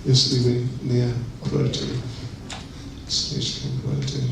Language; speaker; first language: Russian; non-native, learner; English